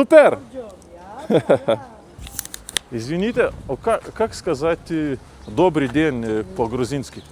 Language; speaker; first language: Russian; non-native, fluent; Lithuanian